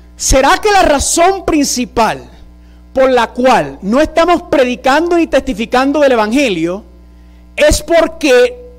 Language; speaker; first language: Spanish; early bilingual, heritage; Spanish